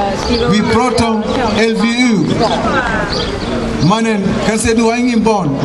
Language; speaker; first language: Swedish; non-native, fluent; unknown